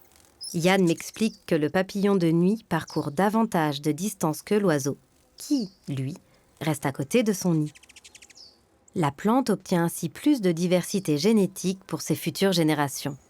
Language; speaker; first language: French; native; French